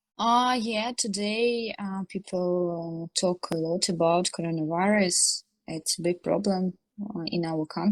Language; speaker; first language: English; non-native, learner; Russian